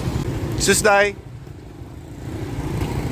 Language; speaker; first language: English; non-native, fluent; Dutch